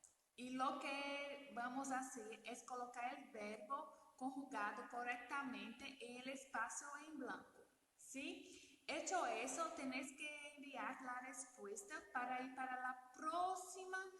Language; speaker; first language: Spanish; non-native, learner; Portuguese